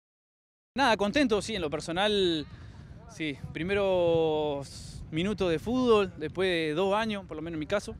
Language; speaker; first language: Spanish; native; Spanish